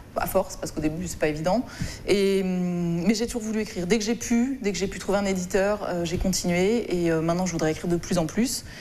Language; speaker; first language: French; native; French